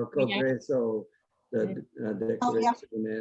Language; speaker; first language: Spanish; non-native, learner; English